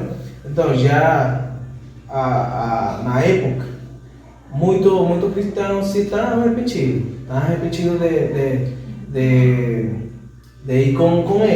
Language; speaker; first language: Portuguese; non-native, fluent; Spanish